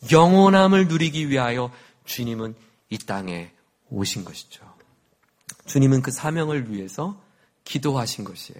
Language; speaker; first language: Korean; native; Korean